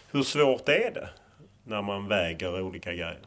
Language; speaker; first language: Swedish; native; Swedish